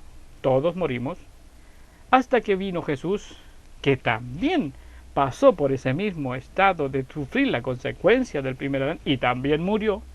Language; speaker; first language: Spanish; native; Spanish